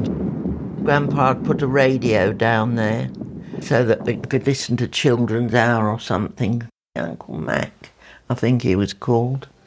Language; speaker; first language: English; native; English